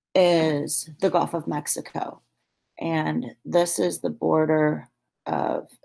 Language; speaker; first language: English; native; English